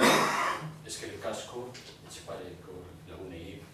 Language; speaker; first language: Basque; non-native, fluent; Galician